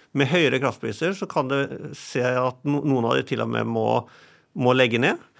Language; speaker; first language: Norwegian; non-native, fluent; German